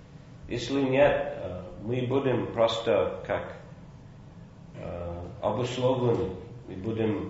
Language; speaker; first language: Russian; non-native, fluent; English